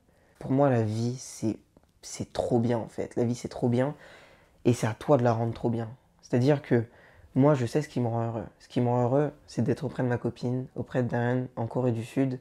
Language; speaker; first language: French; native; French